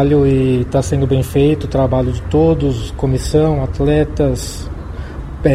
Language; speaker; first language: Portuguese; native; Portuguese